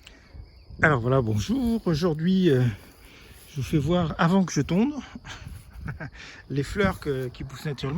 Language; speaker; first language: French; native; French